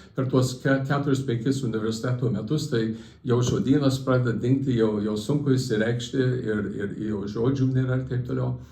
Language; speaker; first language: Lithuanian; early bilingual, heritage; Lithuanian